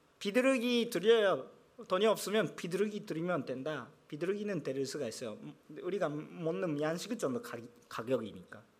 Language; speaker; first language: Korean; non-native, fluent; Japanese